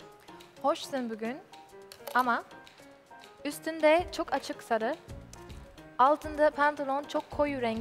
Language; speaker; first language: Turkish; non-native, learner; English